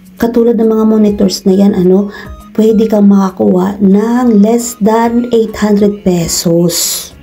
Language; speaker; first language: Filipino; non-native, local second language; Cebuano